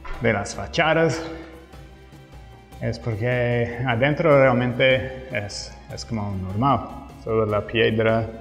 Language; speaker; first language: Spanish; non-native, fluent; English